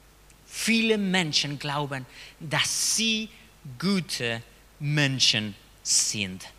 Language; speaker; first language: German; non-native, fluent; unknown